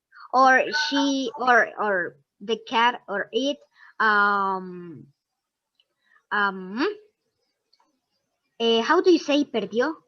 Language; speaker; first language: English; non-native, learner; Spanish